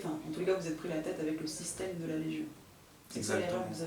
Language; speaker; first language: French; native; French